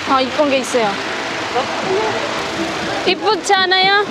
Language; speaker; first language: Korean; non-native, learner; Cebuano